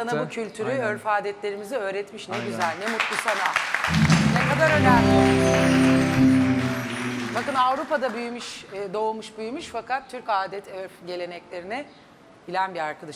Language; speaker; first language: Turkish; native; Turkish